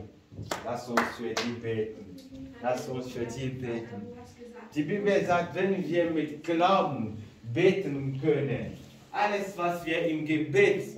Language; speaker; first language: German; non-native, fluent; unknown